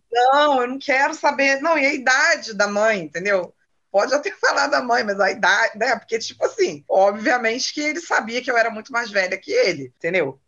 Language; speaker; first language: Portuguese; native; Portuguese